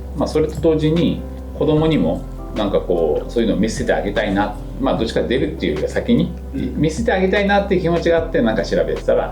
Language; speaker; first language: Japanese; native; Japanese